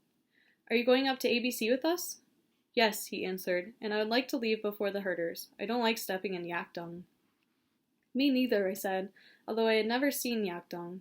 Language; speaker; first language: English; native; English